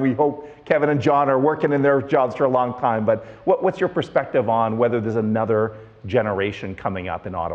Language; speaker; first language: English; native; English